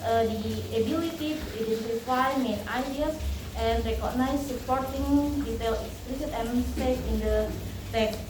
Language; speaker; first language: English; non-native, learner; Indonesian